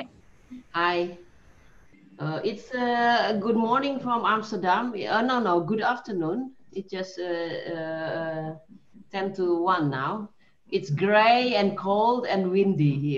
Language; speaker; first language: English; non-native, fluent; Indonesian